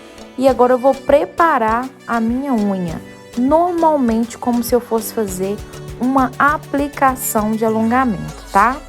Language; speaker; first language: Portuguese; native; Portuguese